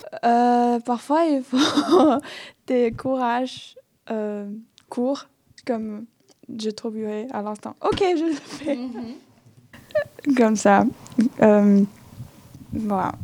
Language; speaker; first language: French; non-native, fluent; Chinese